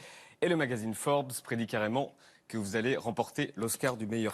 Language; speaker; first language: French; native; French